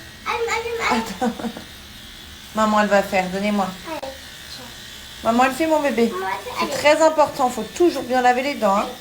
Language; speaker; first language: French; native; French